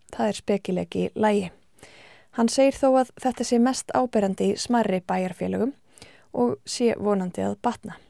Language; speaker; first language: Icelandic; native; Icelandic